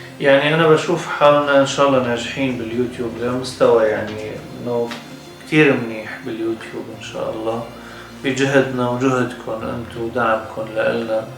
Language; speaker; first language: Arabic; native; Arabic